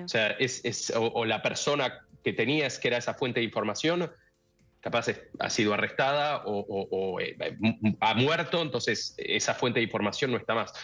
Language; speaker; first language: Spanish; native; Spanish